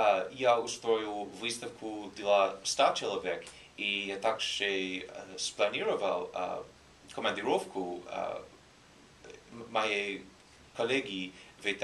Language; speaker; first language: Russian; non-native, learner; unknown